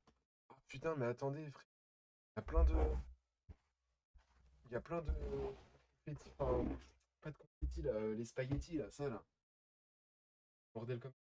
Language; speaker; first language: French; native; French